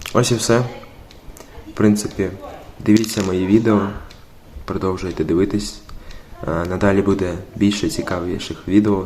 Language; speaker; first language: Ukrainian; native; Ukrainian